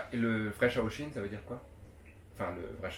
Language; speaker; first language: French; native; French